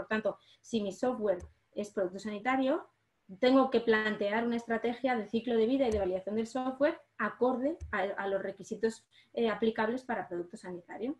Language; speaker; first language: Spanish; native; Spanish